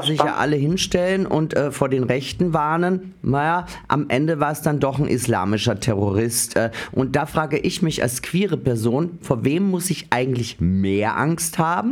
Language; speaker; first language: German; native; German